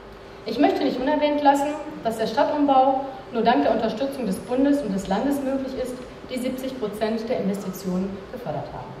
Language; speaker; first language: German; native; German